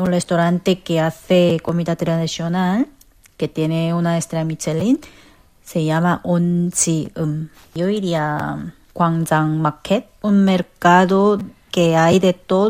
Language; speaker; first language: Spanish; non-native, fluent; Korean